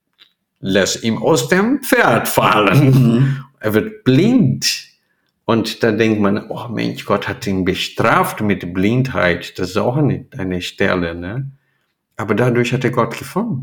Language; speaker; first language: German; non-native, fluent; Portuguese